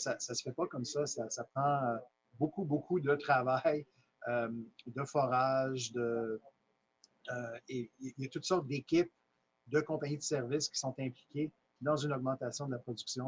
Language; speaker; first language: French; native; French